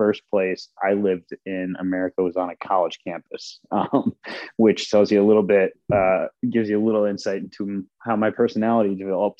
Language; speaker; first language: English; early bilingual, other home language; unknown